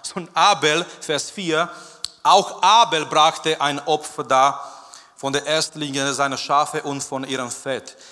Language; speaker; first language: German; non-native, fluent; Romanian